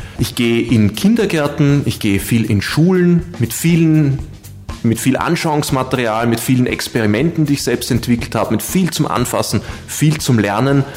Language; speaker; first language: German; native; German